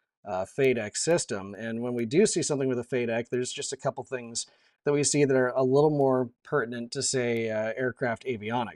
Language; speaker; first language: English; native; English